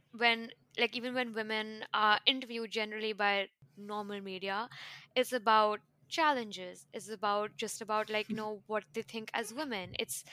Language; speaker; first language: English; non-native, local second language; Hindi